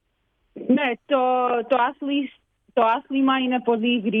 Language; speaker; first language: Greek; early bilingual, heritage; Greek